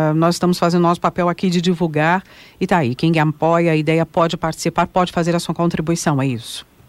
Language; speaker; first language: Portuguese; native; Portuguese